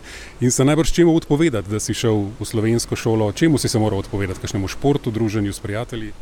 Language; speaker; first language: Slovenian; native; Slovenian